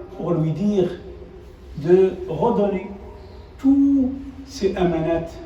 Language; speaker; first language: French; non-native, local second language; Arabic